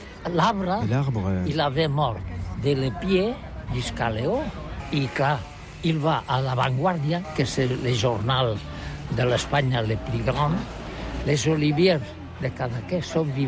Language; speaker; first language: French; non-native, learner; Catalan